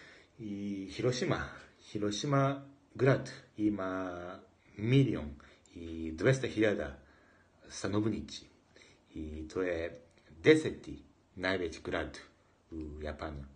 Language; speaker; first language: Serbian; non-native, learner; Japanese